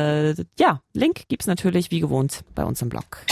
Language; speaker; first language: German; native; German